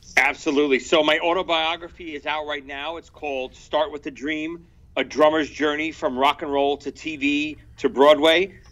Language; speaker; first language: English; native; English